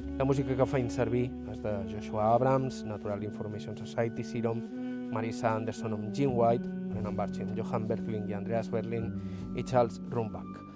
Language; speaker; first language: Catalan; native; Catalan